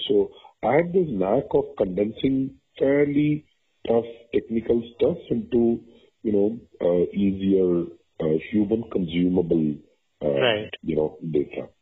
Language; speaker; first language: English; non-native, local second language; Tamil